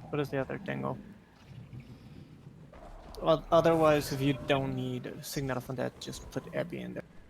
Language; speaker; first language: English; native; English